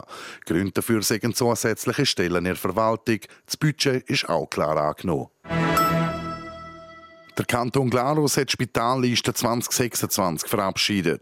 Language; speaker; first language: German; native; German